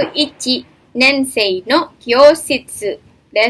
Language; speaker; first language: Japanese; non-native, fluent; Indonesian